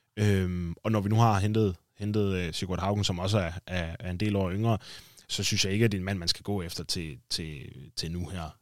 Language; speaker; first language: Danish; native; Danish